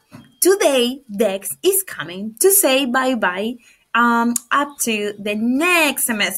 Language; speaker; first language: English; non-native, fluent; Spanish